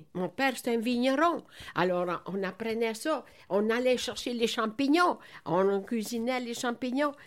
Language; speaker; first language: French; non-native, fluent; Italian